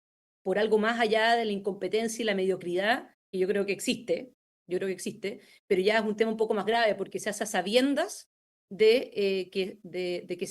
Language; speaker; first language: Spanish; native; Spanish